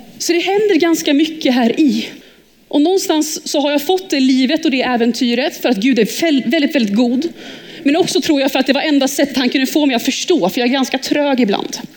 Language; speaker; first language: Swedish; early bilingual, heritage; Swedish